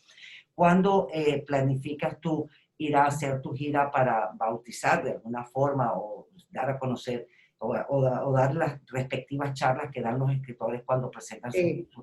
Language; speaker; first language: Spanish; native; Spanish